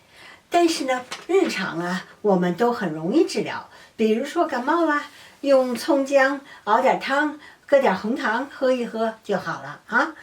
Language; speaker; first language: Chinese; native; Chinese